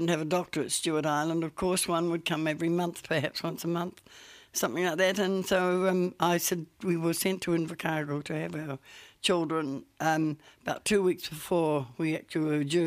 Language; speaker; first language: English; native; English